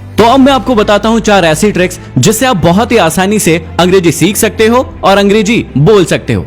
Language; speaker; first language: Hindi; native; Hindi